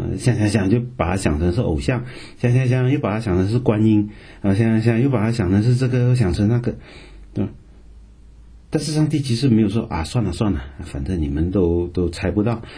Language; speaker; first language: Chinese; native; Chinese